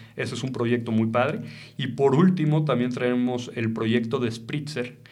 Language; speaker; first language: Spanish; native; Spanish